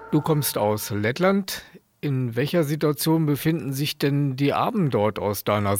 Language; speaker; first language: German; native; German